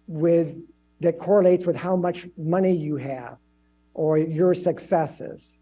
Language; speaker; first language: English; native; English